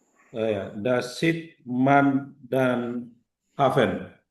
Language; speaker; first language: German; non-native, learner; Indonesian